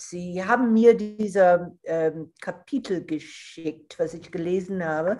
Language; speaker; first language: German; non-native, fluent; English